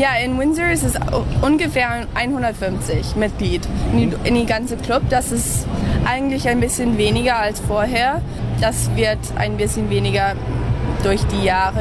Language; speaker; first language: German; early bilingual, heritage; English